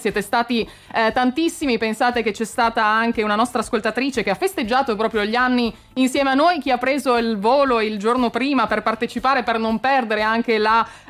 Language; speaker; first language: Italian; native; Italian